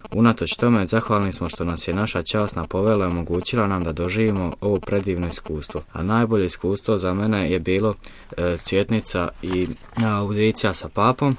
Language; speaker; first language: Croatian; native; Croatian